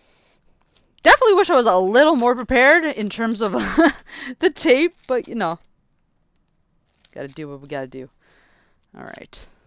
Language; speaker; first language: English; native; English